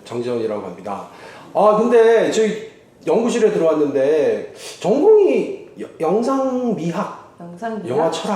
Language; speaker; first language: Korean; native; Korean